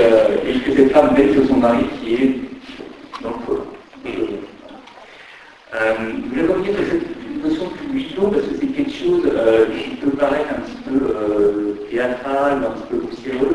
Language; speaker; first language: French; native; French